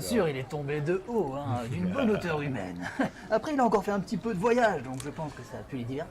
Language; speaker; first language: French; native; French